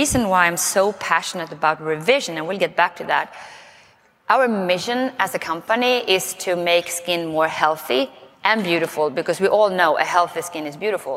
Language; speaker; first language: English; non-native, fluent; Swedish